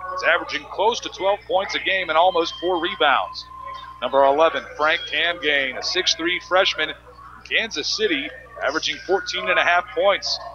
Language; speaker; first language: English; native; English